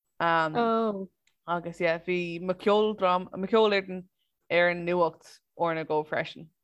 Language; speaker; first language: Irish; non-native, local second language; English